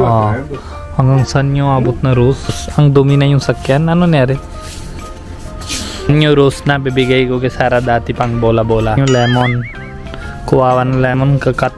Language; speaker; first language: Filipino; non-native, learner; Hindi